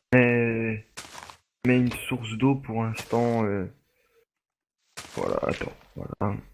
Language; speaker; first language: French; native; French